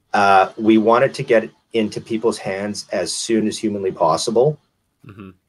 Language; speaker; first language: English; native; English